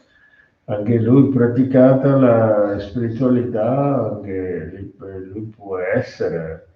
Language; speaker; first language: Italian; non-native, learner; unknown